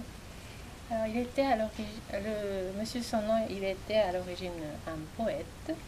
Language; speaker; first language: French; non-native, fluent; Japanese